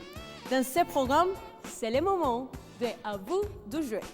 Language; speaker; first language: French; non-native, fluent; Spanish